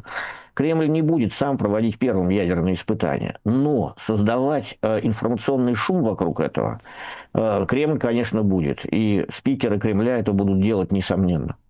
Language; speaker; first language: Russian; native; Russian